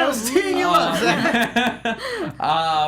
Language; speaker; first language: English; native; English